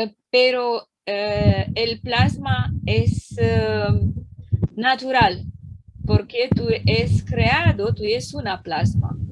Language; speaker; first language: Spanish; non-native, learner; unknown